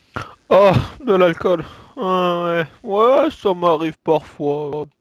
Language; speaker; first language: French; native; French